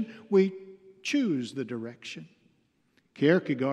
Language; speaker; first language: English; native; English